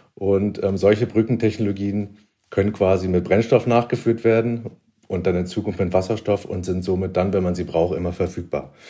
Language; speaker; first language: German; native; German